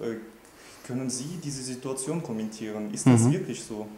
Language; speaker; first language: German; non-native, fluent; Russian